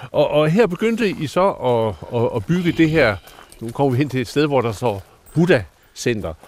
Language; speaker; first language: Danish; native; Danish